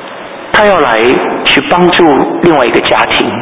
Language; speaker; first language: Chinese; native; Chinese